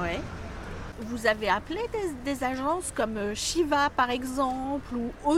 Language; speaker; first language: French; native; French